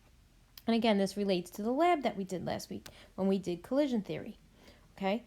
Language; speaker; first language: English; native; English